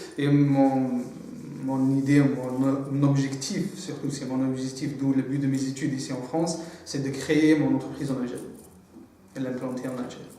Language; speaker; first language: French; non-native, local second language; Arabic